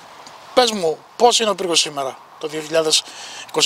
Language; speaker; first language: Greek; native; Greek